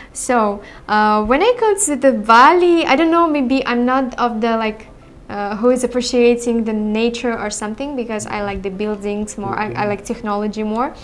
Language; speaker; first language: English; non-native, learner; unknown